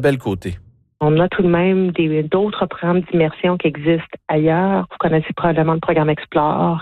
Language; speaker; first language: French; native; French